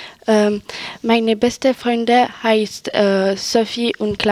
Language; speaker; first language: German; non-native, local second language; French